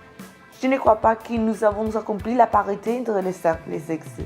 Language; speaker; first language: French; non-native, learner; English